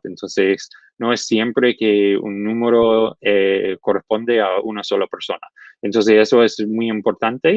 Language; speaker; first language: Spanish; non-native, fluent; English